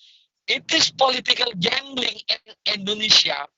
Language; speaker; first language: English; non-native, learner; Indonesian